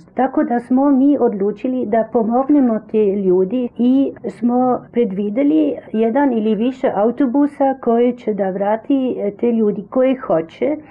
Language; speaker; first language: Serbian; early bilingual, heritage; Serbian